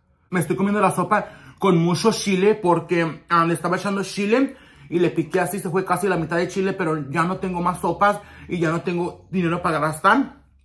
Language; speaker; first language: Spanish; early bilingual, heritage; Spanish